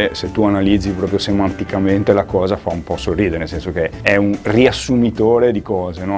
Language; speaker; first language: Italian; native; Italian